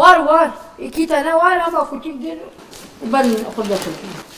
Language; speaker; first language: Turkish; non-native, local second language; Arabic